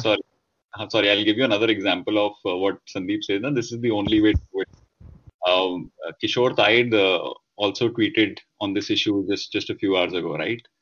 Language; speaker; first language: English; non-native, local second language; Hindi